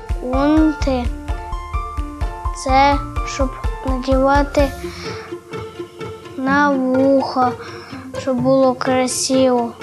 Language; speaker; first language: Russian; non-native, local second language; Ukrainian